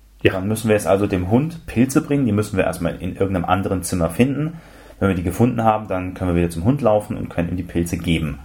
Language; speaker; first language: German; native; German